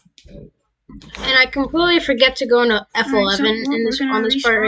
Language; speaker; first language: English; native; English